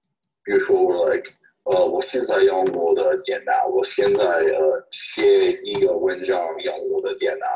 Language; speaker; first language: Chinese; non-native, fluent; English